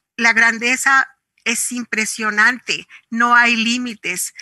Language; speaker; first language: Spanish; native; Spanish